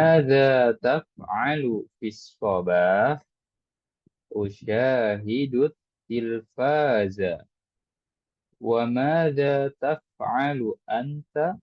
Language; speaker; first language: Arabic; non-native, local second language; Indonesian